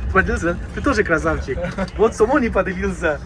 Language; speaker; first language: Russian; non-native, local second language; Tajik